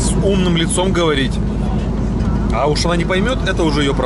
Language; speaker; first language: Russian; native; Russian